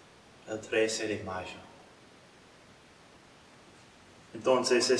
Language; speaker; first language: Spanish; non-native, learner; English